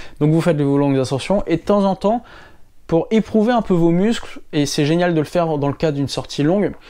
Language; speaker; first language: French; native; French